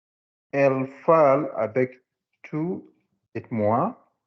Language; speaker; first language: French; non-native, learner; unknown